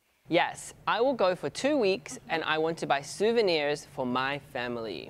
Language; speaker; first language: English; native; English